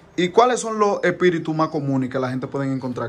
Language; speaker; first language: Spanish; native; Spanish